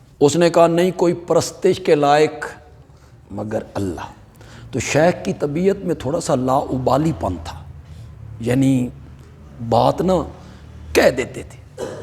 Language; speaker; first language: Urdu; non-native, local second language; Punjabi